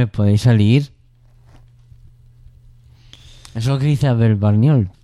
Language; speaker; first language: Spanish; native; Spanish